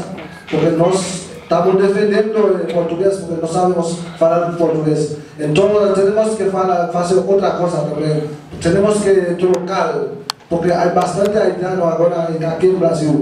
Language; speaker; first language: Portuguese; non-native, learner; Haitian Creole